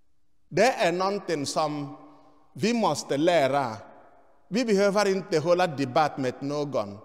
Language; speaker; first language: Swedish; non-native, fluent; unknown